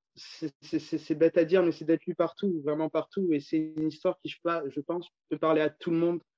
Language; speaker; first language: French; native; French